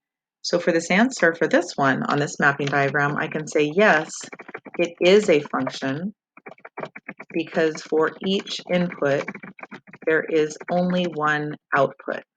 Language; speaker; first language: English; native; English